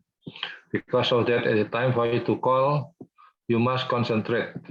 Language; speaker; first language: English; non-native, fluent; Indonesian